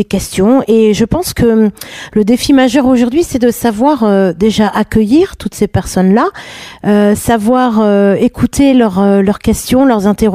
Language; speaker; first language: French; native; French